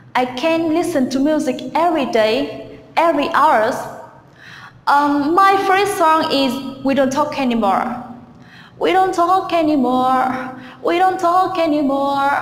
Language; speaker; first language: English; non-native, learner; Vietnamese